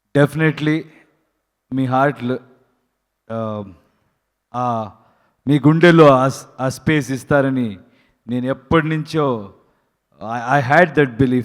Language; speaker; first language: Telugu; non-native, learner; Kannada